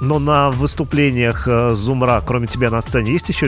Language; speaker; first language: Russian; native; Russian